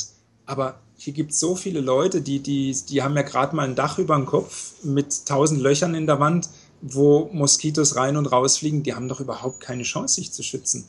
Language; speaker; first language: German; native; German